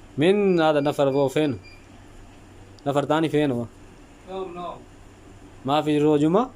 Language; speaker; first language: Arabic; non-native, learner; Punjabi